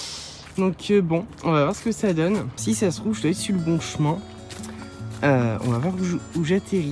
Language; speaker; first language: French; native; French